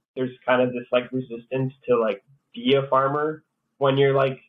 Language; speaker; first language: English; native; English